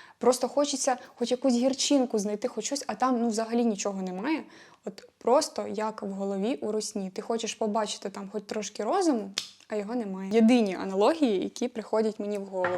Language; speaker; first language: Ukrainian; non-native, local second language; Russian